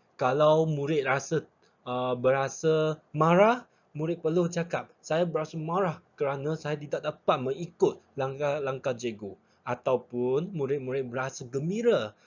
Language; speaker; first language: Malay; non-native, local second language; Chinese